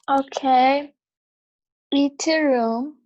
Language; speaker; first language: English; non-native, learner; Turkish